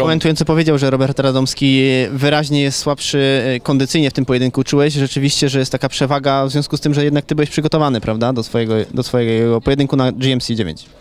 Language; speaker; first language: Polish; native; Polish